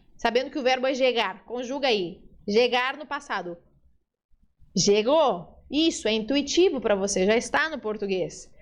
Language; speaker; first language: Portuguese; early bilingual, other home language; Spanish